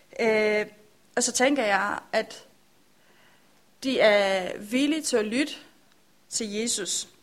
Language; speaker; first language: Danish; non-native, learner; Romanian